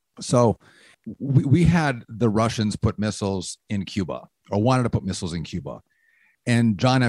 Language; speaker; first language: English; native; English